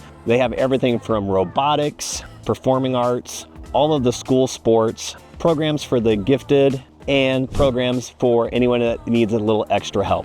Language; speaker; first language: English; native; English